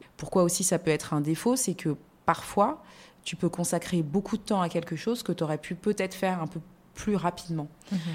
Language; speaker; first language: French; native; French